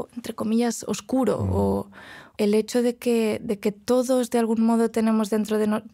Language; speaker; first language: Spanish; non-native, local second language; Galician